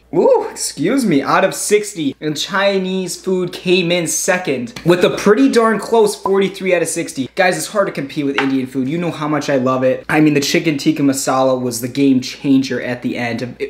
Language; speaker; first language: English; native; English